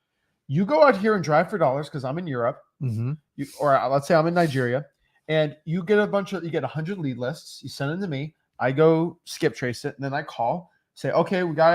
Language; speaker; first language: English; native; English